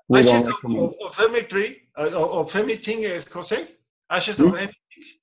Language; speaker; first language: English; non-native, learner; Spanish